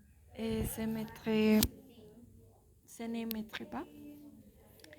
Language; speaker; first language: French; non-native, learner; Spanish